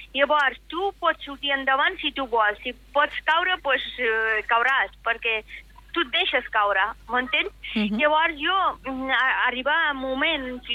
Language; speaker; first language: Catalan; non-native, fluent; Persian